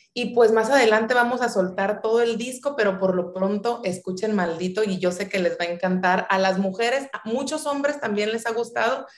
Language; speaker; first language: Spanish; native; Spanish